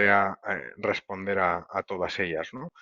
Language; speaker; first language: Spanish; native; Spanish